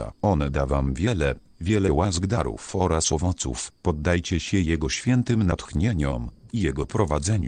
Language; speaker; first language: Polish; native; Polish